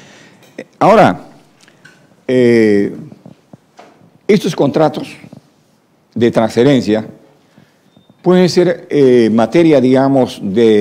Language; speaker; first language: Spanish; native; Spanish